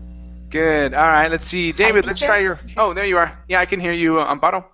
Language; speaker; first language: English; native; English